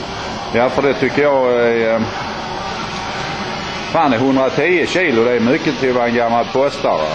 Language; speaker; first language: Swedish; native; Swedish